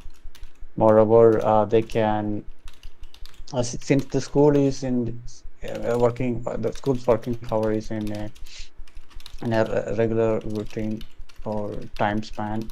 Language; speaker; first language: English; non-native, learner; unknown